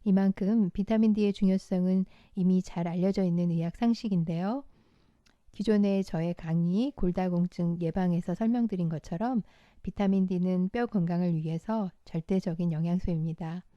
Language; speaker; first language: Korean; native; Korean